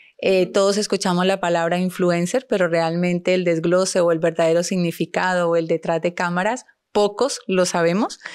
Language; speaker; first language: Spanish; native; Spanish